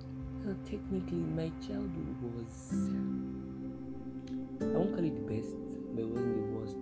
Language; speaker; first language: English; non-native, local second language; Yoruba